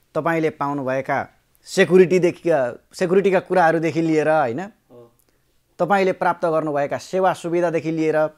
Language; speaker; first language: Nepali; native; Nepali